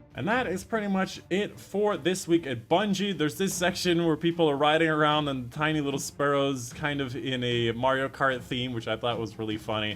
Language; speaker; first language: English; native; English